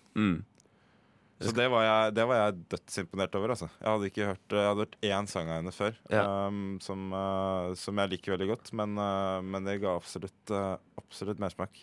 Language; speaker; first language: Norwegian; native; Norwegian